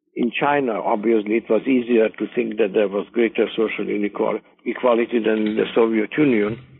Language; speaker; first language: English; non-native, fluent; Hungarian